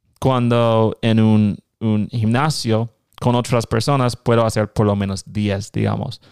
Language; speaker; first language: Spanish; non-native, fluent; English